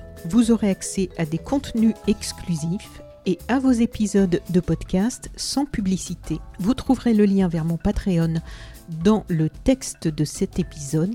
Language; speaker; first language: French; native; French